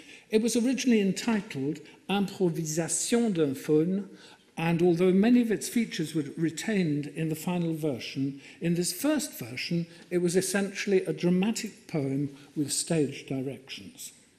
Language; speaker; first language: English; native; English